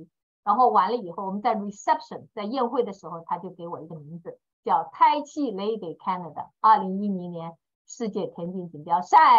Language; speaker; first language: Chinese; native; Chinese